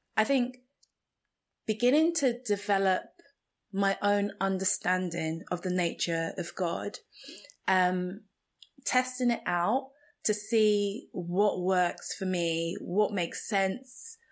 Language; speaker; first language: English; non-native, local second language; Igbo